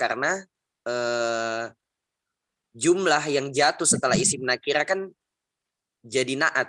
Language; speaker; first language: Indonesian; native; Indonesian